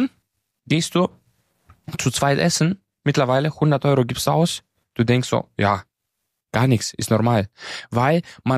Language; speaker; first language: German; native; German